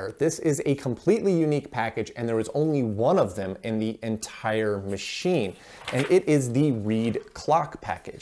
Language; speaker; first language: English; native; English